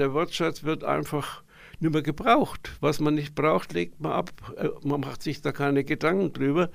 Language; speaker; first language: German; native; German